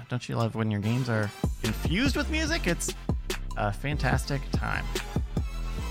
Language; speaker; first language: English; native; English